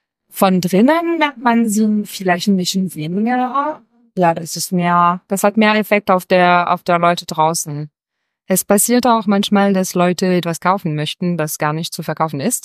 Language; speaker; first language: German; non-native, fluent; French